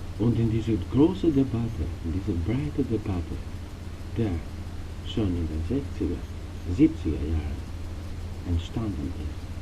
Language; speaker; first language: German; non-native, fluent; Albanian